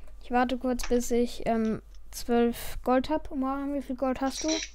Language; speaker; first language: German; native; German